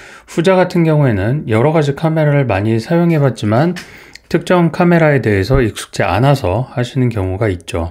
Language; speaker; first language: Korean; native; Korean